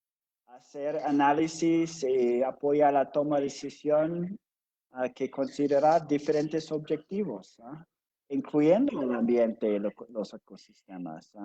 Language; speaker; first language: Spanish; non-native, fluent; English